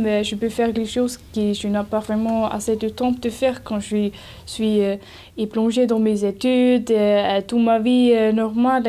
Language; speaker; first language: French; non-native, learner; Icelandic